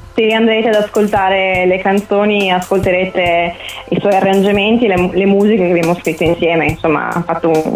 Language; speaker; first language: Italian; native; Italian